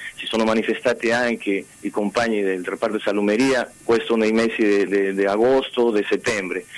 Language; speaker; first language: Italian; non-native, fluent; Spanish